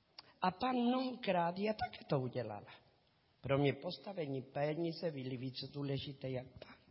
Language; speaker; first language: Czech; non-native, learner; Spanish